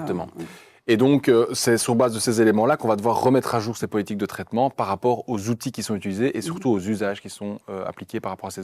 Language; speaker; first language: French; native; French